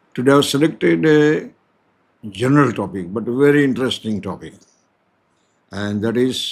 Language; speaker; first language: English; non-native, local second language; Gujarati